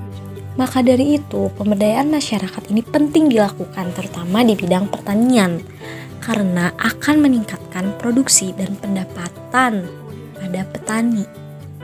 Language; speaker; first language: Indonesian; native; Indonesian